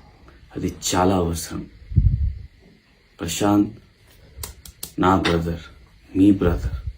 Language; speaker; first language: Telugu; non-native, local second language; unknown